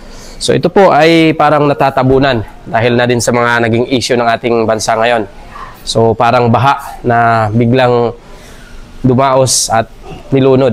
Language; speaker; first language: Filipino; native; Filipino